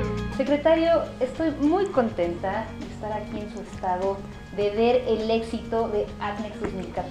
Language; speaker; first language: Spanish; native; Spanish